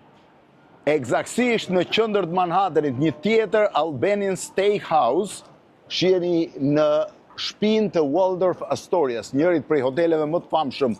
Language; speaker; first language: Albanian; native; Albanian